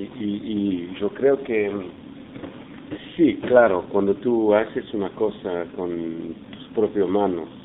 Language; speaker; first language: Spanish; non-native, fluent; English